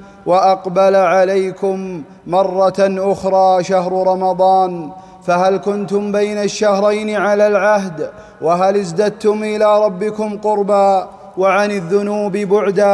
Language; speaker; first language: Arabic; native; Arabic